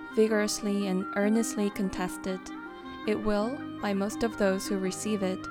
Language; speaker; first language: English; non-native, fluent; Korean